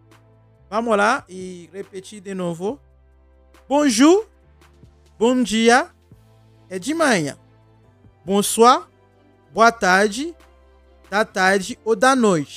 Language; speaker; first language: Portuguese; non-native, fluent; Haitian Creole